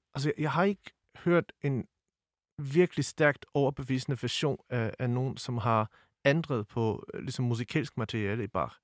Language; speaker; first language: Danish; non-native, fluent; Polish